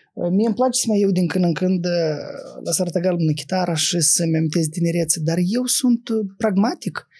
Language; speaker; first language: Romanian; native; Romanian